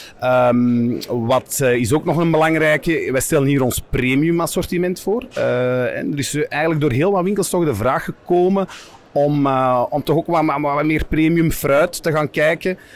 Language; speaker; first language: Dutch; native; Dutch